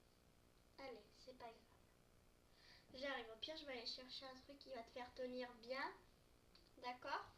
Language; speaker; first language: French; native; French